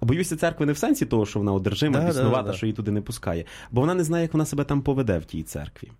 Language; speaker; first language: Ukrainian; native; Ukrainian